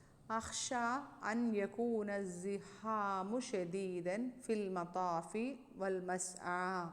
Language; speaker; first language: Arabic; non-native, fluent; Malayalam